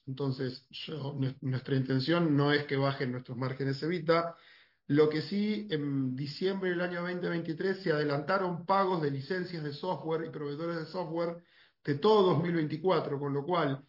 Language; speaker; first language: Spanish; native; Spanish